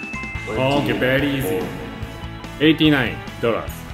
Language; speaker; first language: English; non-native, learner; Japanese